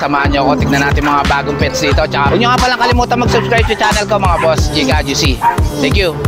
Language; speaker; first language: Filipino; native; Filipino